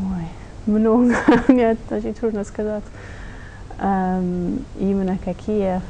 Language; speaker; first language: Russian; non-native, fluent; English